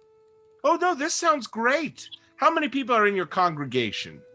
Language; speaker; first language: English; native; English